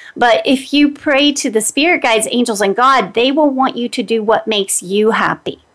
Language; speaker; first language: English; native; English